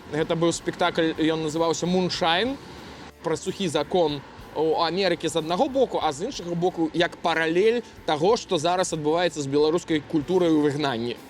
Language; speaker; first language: Belarusian; non-native, local second language; Russian